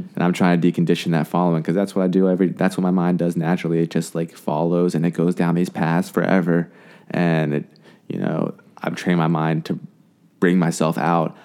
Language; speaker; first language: English; native; English